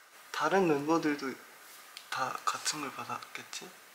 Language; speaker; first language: Korean; early bilingual, heritage; Korean